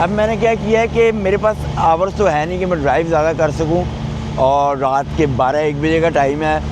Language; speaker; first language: Urdu; non-native, local second language; Punjabi